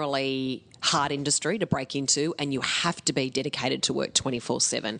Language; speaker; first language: English; native; English